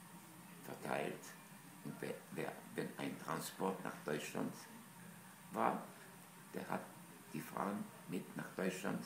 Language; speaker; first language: German; non-native, fluent; Polish